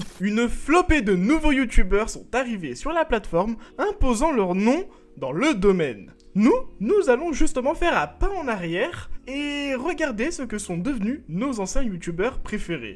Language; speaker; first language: French; native; French